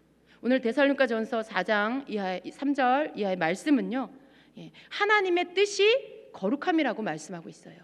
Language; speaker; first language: Korean; native; Korean